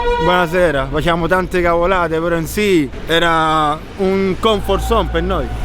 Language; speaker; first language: Italian; native; Italian